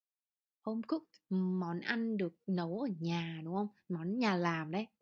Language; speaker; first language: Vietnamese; native; Vietnamese